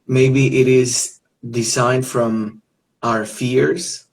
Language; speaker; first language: English; non-native, fluent; Spanish